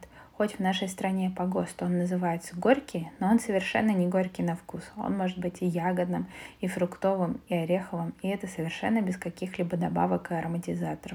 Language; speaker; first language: Russian; native; Russian